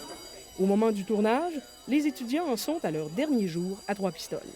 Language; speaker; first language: French; native; French